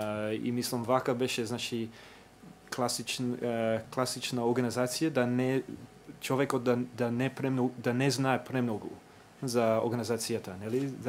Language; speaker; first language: Macedonian; non-native, fluent; English